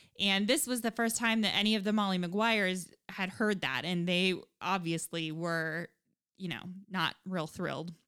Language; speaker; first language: English; native; English